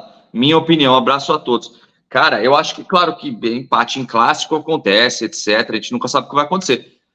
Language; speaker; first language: Portuguese; native; Portuguese